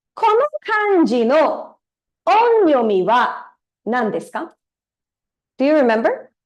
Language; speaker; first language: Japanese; non-native, fluent; Tamil